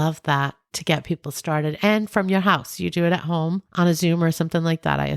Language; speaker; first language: English; native; English